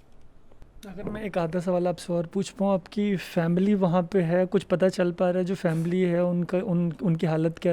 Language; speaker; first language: Hindi; native; Hindi